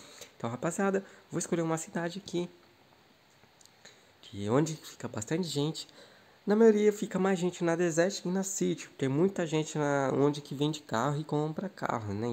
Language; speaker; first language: Portuguese; native; Portuguese